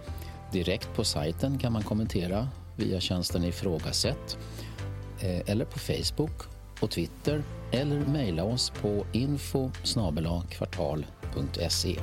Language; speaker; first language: Swedish; native; Swedish